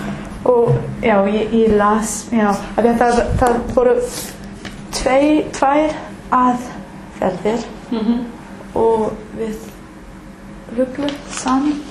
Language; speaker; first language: Icelandic; non-native, learner; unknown